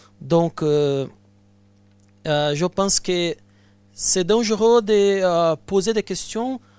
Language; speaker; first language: French; non-native, fluent; Portuguese